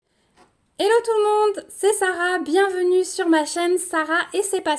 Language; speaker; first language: French; native; French